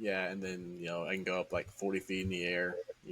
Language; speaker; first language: English; native; English